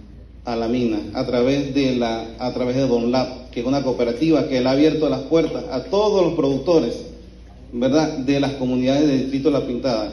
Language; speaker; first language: Spanish; native; Spanish